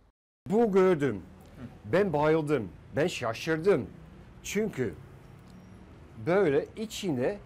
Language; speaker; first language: Turkish; non-native, fluent; Dutch